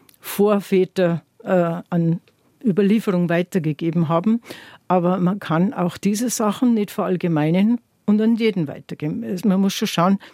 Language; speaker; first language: German; native; German